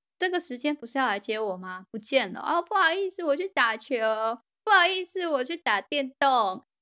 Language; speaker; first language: Chinese; native; Chinese